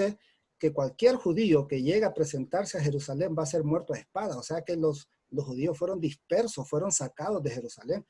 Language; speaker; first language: Spanish; native; Spanish